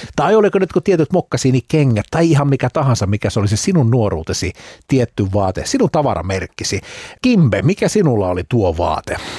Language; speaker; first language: Finnish; native; Finnish